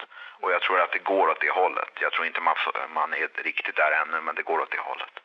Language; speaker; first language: Swedish; native; Swedish